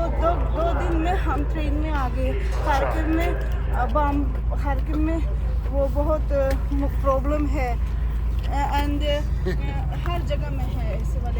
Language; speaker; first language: Hindi; non-native, learner; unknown